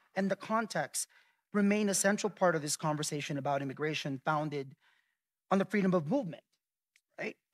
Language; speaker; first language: English; early bilingual, other home language; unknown